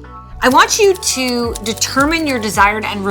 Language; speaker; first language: English; native; English